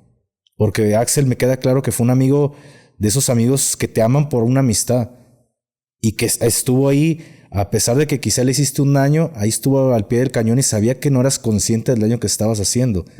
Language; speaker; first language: Spanish; native; Spanish